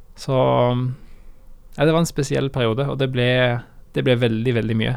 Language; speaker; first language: Norwegian; native; Norwegian